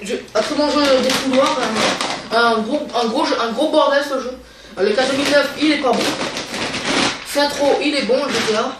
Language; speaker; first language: French; native; French